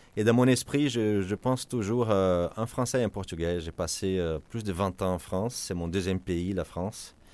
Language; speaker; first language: French; non-native, fluent; Portuguese